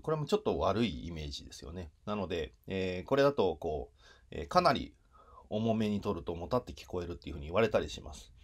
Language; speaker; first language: Japanese; native; Japanese